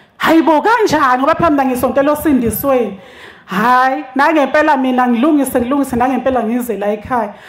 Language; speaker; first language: Zulu; native; Zulu